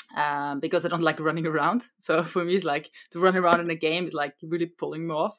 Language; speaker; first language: English; non-native, fluent; German